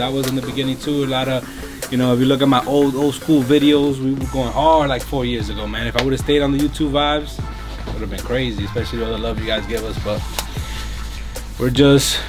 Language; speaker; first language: English; early bilingual, other home language; Spanish